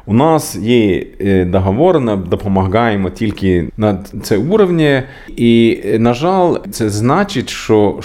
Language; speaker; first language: Ukrainian; non-native, learner; Swedish